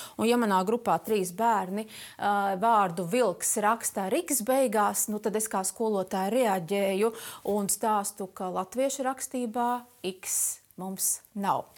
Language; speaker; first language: Latvian; native; Latvian